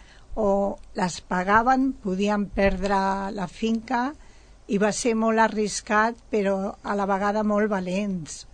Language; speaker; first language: Catalan; non-native, local second language; Spanish